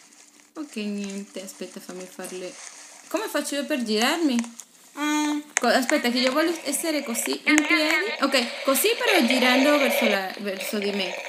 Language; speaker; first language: Italian; non-native, fluent; Spanish